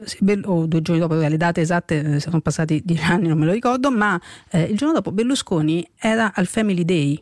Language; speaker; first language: Italian; native; Italian